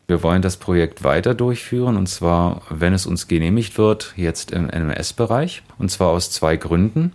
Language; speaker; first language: German; native; German